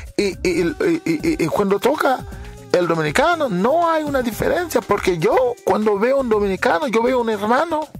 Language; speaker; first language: Spanish; non-native, fluent; Haitian Creole